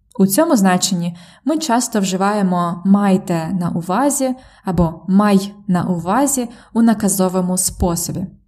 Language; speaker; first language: Ukrainian; native; Ukrainian